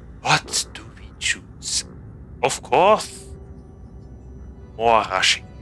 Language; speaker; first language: English; non-native, fluent; German